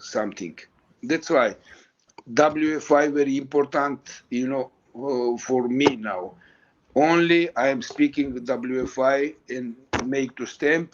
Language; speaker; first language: English; non-native, learner; Georgian